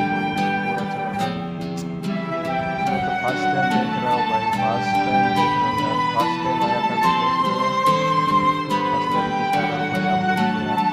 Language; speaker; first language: Hindi; non-native, local second language; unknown